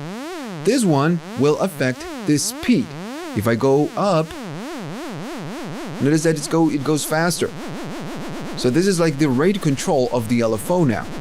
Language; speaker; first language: English; non-native, fluent; Spanish